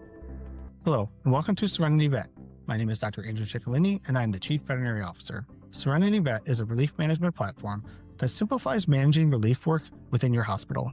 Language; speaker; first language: English; native; English